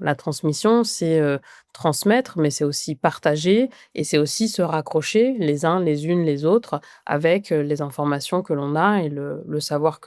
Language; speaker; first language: French; native; French